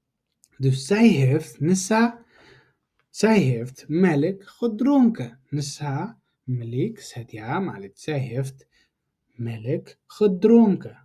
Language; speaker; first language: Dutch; non-native, learner; Tigrinya